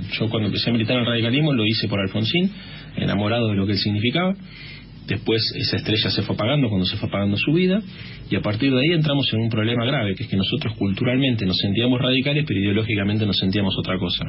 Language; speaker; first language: Spanish; native; Spanish